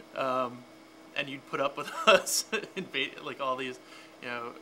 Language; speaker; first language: English; native; English